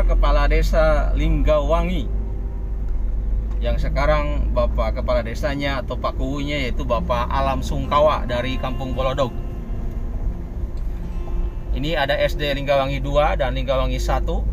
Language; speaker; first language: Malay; non-native, local second language; Sundanese